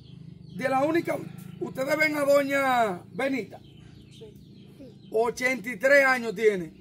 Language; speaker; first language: Spanish; native; Spanish